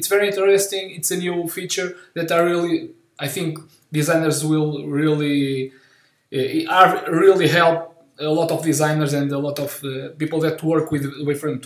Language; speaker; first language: English; non-native, learner; Portuguese